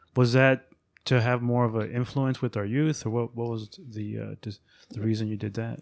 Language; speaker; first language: English; native; English